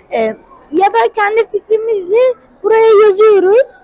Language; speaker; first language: Turkish; native; Turkish